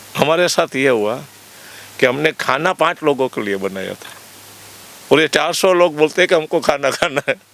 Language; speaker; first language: Hindi; non-native, local second language; Gujarati